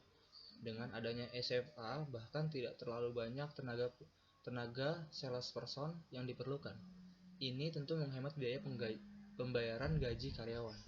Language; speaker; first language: Indonesian; native; Indonesian